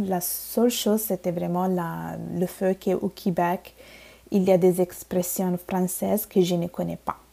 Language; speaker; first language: French; non-native, fluent; Bangla